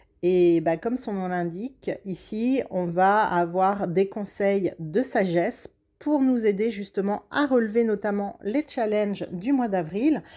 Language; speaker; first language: French; native; French